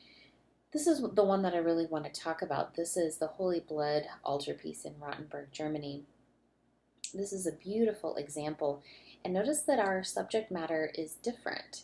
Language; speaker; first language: English; native; English